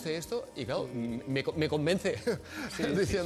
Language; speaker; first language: Spanish; native; Spanish